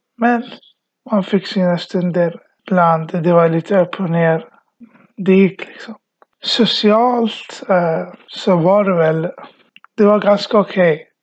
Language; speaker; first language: Swedish; early bilingual, other home language; Arabic